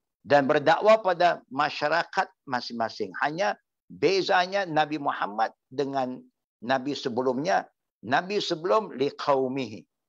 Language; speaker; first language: Malay; non-native, local second language; Chinese